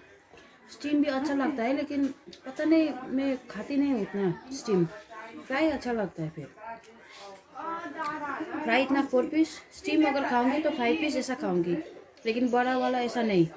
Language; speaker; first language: Hindi; non-native, local second language; Nepali